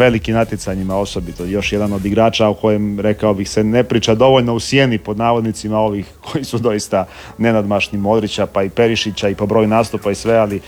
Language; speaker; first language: Serbian; native; Serbian